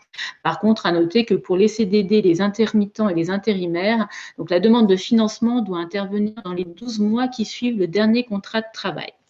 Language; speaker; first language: French; native; French